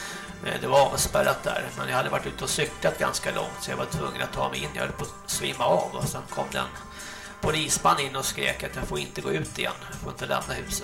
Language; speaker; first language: Swedish; native; Swedish